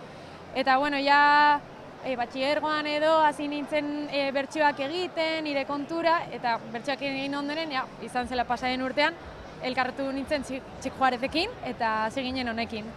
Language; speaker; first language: Basque; non-native, local second language; Spanish